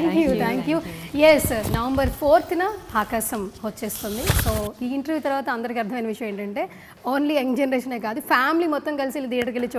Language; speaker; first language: Telugu; native; Telugu